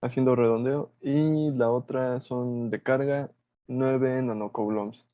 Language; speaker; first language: Spanish; native; Spanish